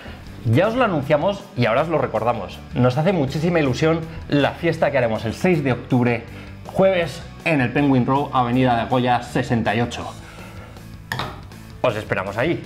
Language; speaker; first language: Spanish; native; Spanish